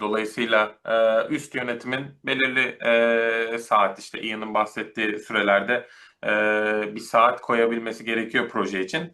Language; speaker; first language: Turkish; native; Turkish